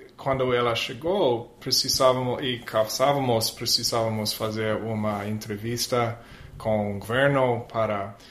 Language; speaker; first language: Portuguese; non-native, learner; English